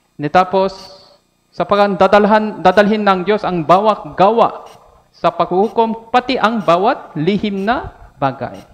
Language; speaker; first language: Filipino; non-native, fluent; Korean